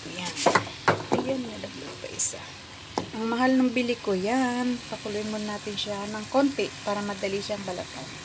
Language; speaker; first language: Filipino; non-native, local second language; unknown